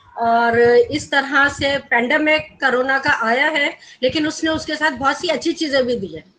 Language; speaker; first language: Urdu; non-native, local second language; Gujarati